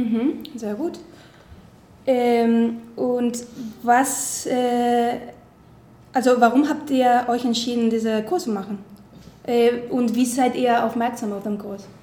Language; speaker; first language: German; non-native, fluent; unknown